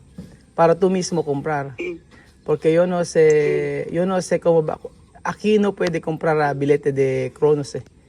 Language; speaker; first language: Spanish; non-native, learner; Filipino